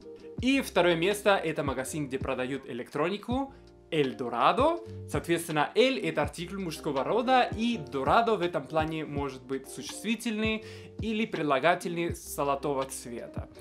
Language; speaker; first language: Russian; non-native, fluent; Spanish